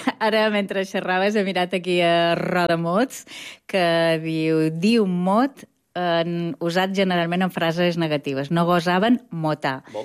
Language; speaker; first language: Catalan; native; Catalan